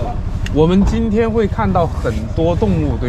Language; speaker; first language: Chinese; native; Chinese